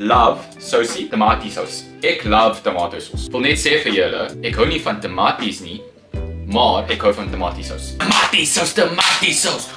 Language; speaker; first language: Afrikaans; non-native, learner; Korean